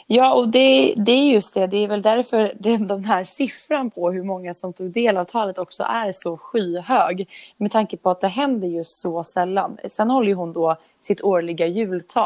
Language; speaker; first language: Swedish; native; Swedish